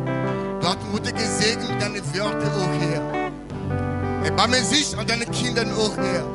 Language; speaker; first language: German; non-native, learner; French